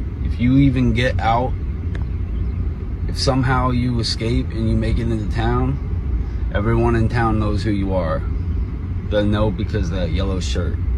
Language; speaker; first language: English; native; English